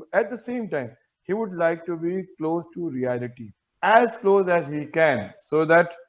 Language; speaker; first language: English; non-native, local second language; Hindi